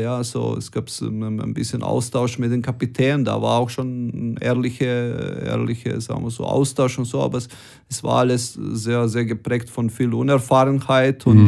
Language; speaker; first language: German; non-native, fluent; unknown